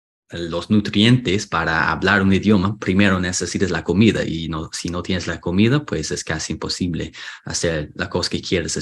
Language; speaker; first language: Spanish; non-native, fluent; English